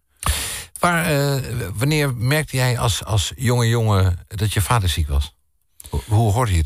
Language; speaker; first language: Dutch; native; Dutch